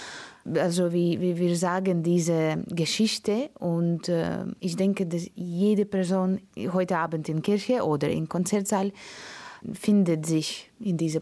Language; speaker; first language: German; non-native, fluent; Russian